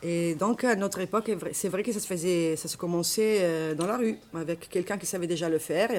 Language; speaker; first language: French; non-native, fluent; Italian